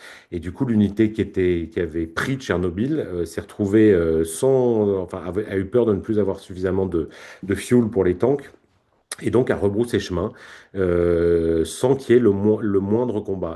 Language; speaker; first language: French; native; French